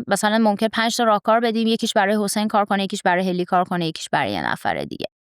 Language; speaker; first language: Persian; native; Persian